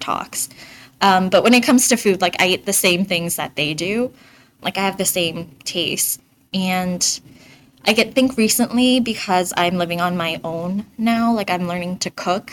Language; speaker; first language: English; early bilingual, other home language; Bangla